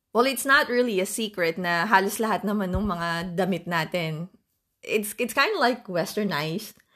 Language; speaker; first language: English; non-native, local second language; Filipino